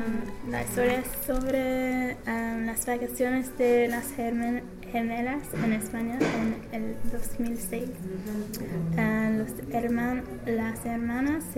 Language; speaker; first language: Spanish; non-native, learner; English